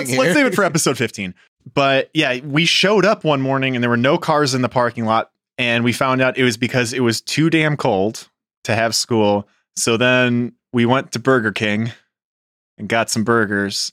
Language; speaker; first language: English; native; English